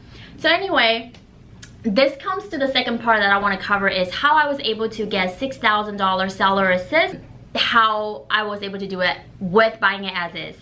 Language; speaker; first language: English; non-native, fluent; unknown